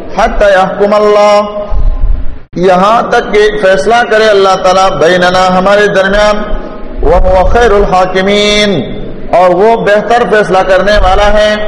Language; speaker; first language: Urdu; non-native, local second language; Pashto